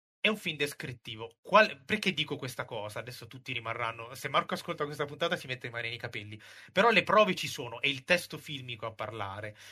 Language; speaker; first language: Italian; native; Italian